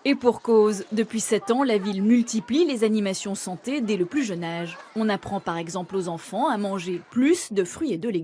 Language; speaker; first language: French; native; French